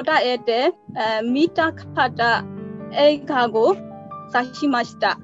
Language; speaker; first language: Japanese; non-native, learner; Burmese